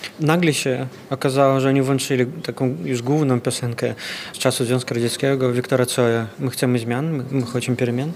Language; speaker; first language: Polish; non-native, fluent; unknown